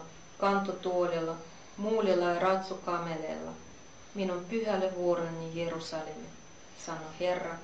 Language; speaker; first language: Finnish; non-native, learner; Russian